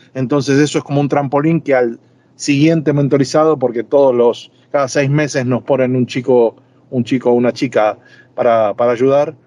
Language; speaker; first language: Spanish; native; Spanish